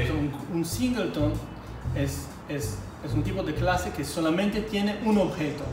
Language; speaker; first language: Spanish; non-native, fluent; Hebrew